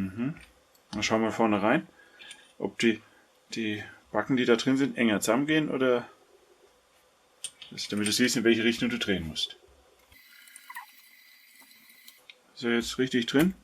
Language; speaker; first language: German; native; German